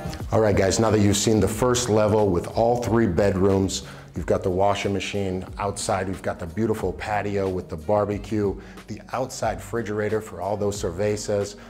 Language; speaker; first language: English; native; English